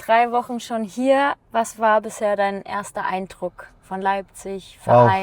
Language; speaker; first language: German; native; German